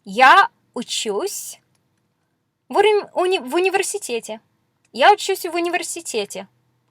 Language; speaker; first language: Russian; non-native, fluent; English